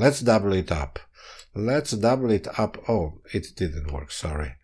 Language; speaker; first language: English; non-native, fluent; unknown